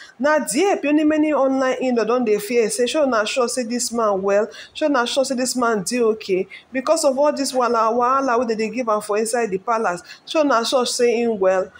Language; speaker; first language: Nigerian Pidgin; non-native, local second language; Yoruba